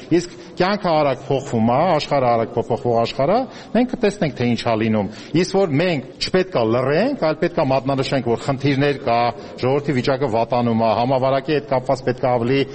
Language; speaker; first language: Armenian; native; Armenian